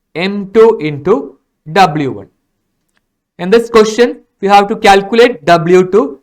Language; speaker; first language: English; non-native, local second language; Malayalam